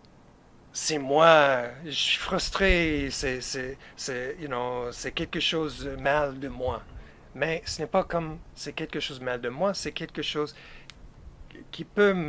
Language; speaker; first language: French; non-native, fluent; English